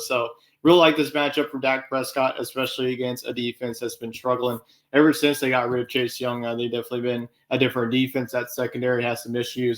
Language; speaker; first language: English; native; English